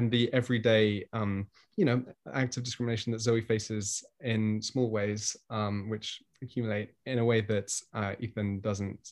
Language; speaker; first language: English; native; English